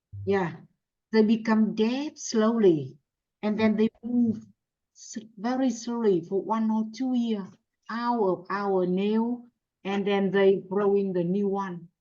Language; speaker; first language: English; non-native, learner; Vietnamese